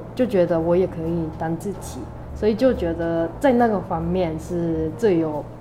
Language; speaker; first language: Chinese; non-native, fluent; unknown